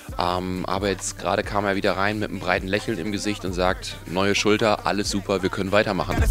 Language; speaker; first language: German; native; German